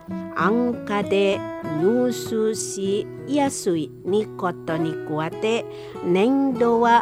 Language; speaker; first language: Japanese; non-native, fluent; Indonesian